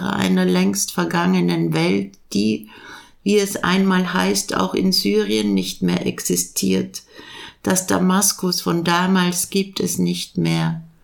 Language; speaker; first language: German; native; German